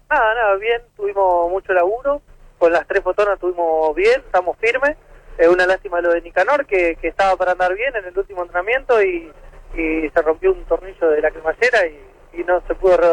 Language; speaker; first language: Spanish; native; Spanish